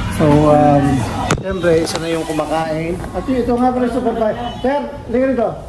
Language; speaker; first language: Filipino; native; Filipino